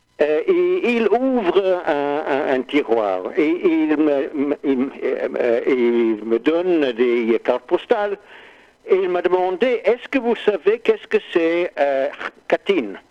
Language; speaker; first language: French; non-native, learner; English